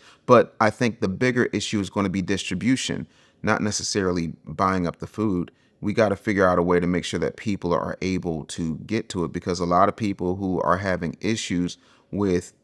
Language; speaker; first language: English; native; English